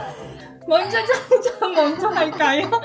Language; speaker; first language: Korean; non-native, learner; Filipino